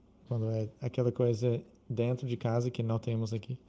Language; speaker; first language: Portuguese; non-native, fluent; English